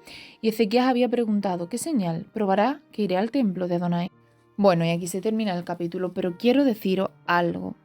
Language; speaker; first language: Spanish; native; Spanish